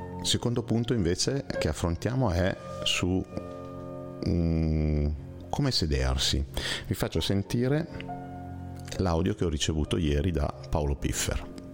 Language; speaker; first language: Italian; native; Italian